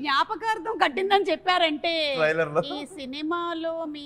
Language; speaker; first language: Telugu; native; Telugu